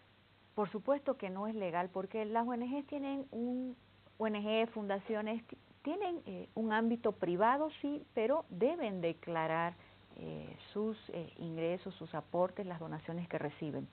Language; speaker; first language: Spanish; native; Spanish